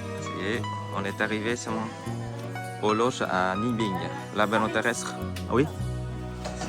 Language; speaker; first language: French; non-native, fluent; Vietnamese